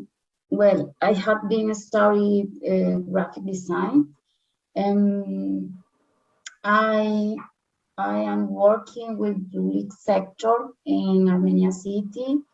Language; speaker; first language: English; non-native, learner; Spanish